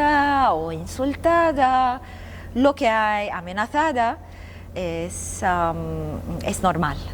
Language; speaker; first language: Spanish; non-native, fluent; Arabic